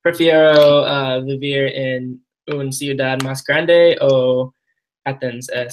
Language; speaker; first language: Spanish; non-native, learner; English